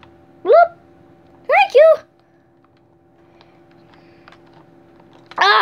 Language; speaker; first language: Russian; early bilingual, heritage; Russian